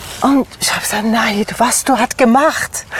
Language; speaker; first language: German; non-native, learner; Persian